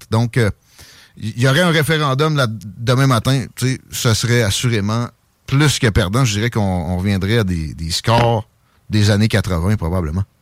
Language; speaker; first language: French; native; French